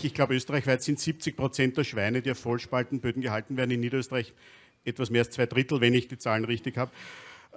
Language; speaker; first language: German; native; German